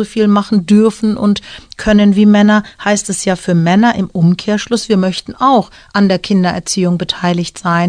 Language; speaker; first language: German; early bilingual, other home language; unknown